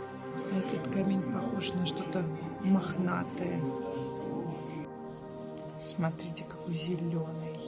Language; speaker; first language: Russian; native; Russian